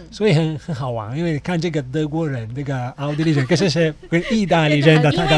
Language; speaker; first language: Chinese; non-native, fluent; Italian